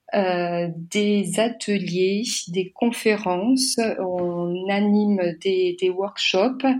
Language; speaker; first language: French; native; French